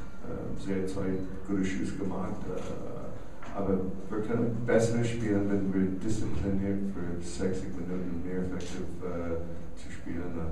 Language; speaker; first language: German; non-native, learner; English